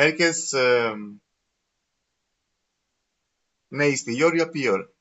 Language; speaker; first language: Turkish; non-native, learner; Greek